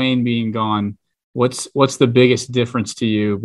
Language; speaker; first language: English; native; English